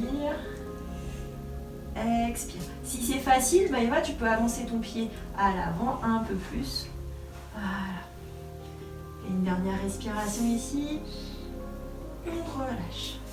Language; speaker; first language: French; native; French